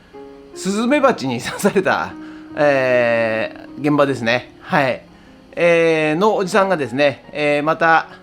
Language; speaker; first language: Japanese; native; Japanese